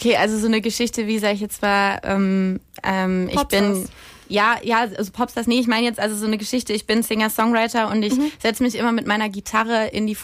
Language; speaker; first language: German; native; German